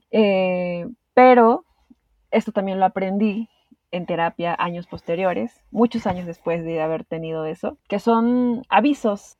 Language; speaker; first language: Spanish; native; Spanish